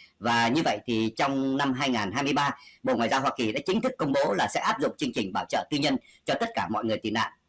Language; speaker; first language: Vietnamese; native; Vietnamese